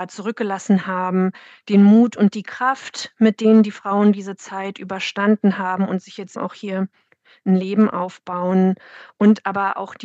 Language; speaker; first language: German; native; German